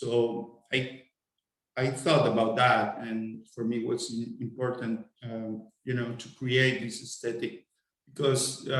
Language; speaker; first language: English; non-native, fluent; Spanish